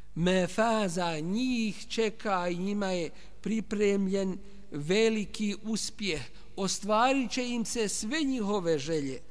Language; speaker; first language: Bosnian; native; Bosnian